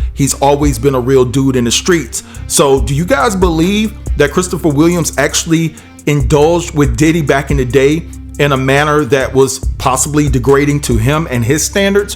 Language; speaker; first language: English; native; English